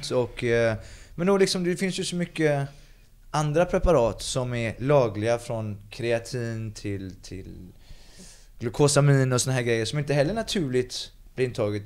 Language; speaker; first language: Swedish; native; Swedish